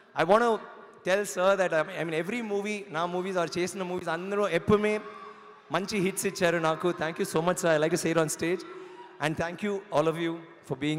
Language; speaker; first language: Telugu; non-native, learner; Tamil